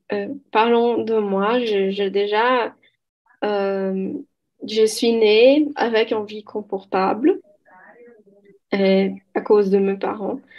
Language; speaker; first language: French; non-native, learner; Portuguese